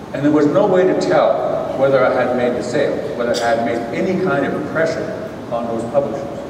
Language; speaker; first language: English; native; English